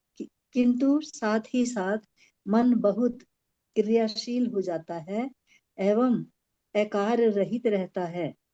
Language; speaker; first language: Hindi; native; Hindi